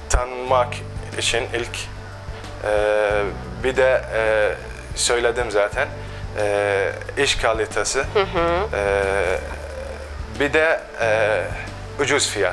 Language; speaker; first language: Turkish; non-native, local second language; Arabic